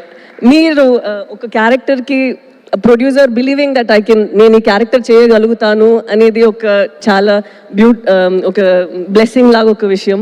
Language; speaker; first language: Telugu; non-native, local second language; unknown